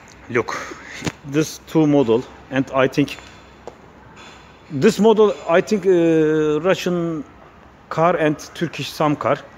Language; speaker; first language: English; non-native, learner; Turkish